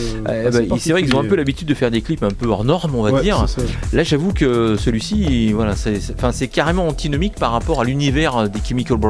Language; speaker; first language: French; native; French